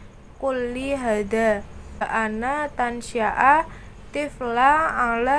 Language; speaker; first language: Arabic; non-native, learner; Indonesian